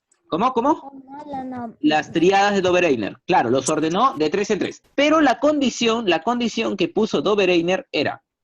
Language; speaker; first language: Spanish; native; Spanish